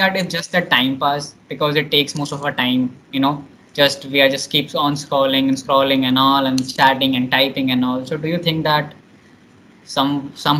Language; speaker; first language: English; non-native, local second language; Hindi